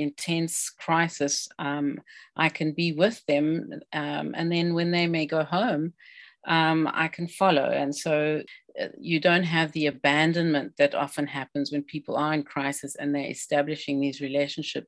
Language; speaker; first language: English; native; English